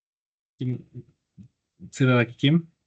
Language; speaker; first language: Turkish; non-native, fluent; Spanish